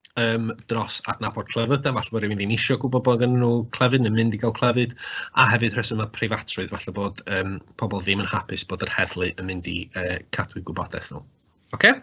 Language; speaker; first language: Welsh; native; Welsh